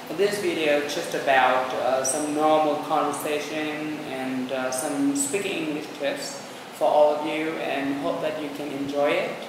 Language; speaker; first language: English; non-native, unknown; Vietnamese